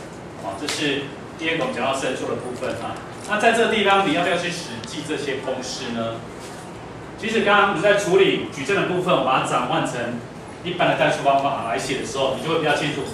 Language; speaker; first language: Chinese; native; Chinese